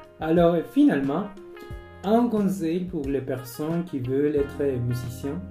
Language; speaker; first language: French; non-native, fluent; Spanish